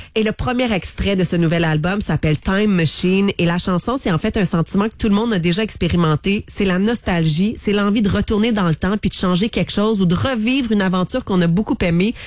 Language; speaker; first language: French; native; French